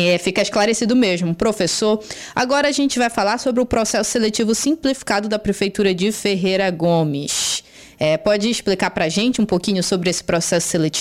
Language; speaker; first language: Portuguese; native; Portuguese